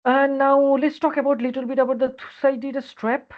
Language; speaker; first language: English; non-native, local second language; Bangla